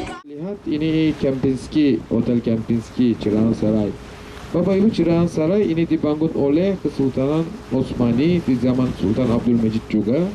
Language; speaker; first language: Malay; non-native, fluent; Turkish